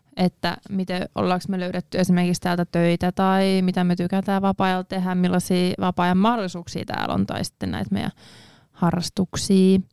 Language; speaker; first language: Finnish; native; Finnish